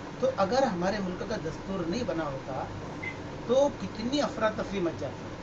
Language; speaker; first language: Urdu; native; Urdu